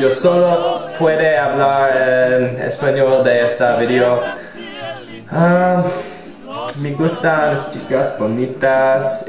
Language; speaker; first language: Spanish; non-native, learner; English